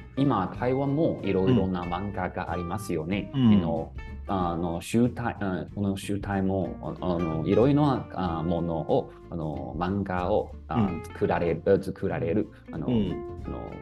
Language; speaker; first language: Japanese; non-native, learner; Chinese